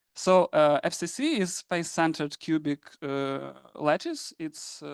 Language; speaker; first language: English; non-native, fluent; Ukrainian